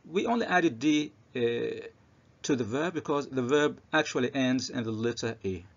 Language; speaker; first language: English; non-native, fluent; Arabic